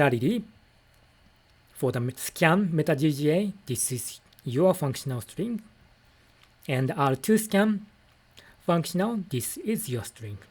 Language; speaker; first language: English; non-native, fluent; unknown